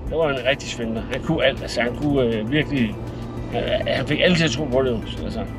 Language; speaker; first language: Danish; native; Danish